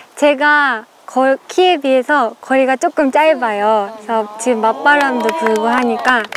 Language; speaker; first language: Korean; non-native, fluent; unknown